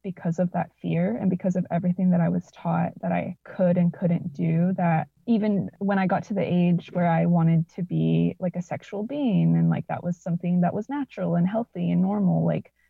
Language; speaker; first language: English; native; English